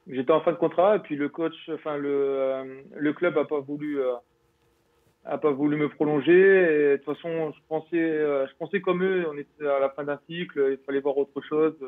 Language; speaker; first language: French; native; French